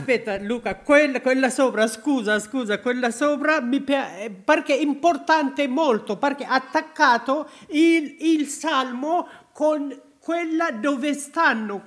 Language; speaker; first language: Italian; non-native, learner; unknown